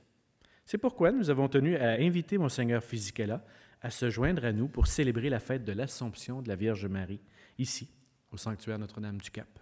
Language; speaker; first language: French; native; French